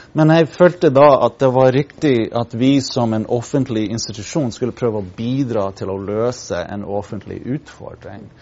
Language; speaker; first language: Norwegian; non-native, fluent; English